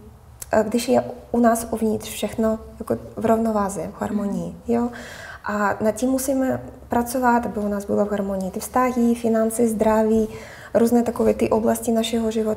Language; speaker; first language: Czech; non-native, fluent; Russian